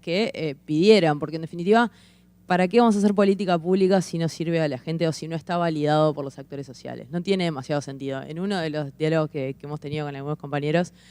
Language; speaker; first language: Spanish; native; Spanish